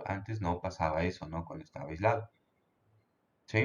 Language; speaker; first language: Spanish; native; Spanish